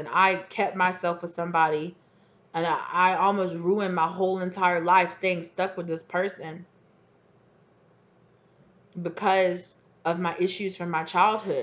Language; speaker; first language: English; native; English